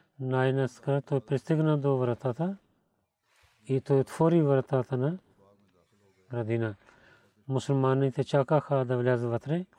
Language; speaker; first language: Bulgarian; non-native, learner; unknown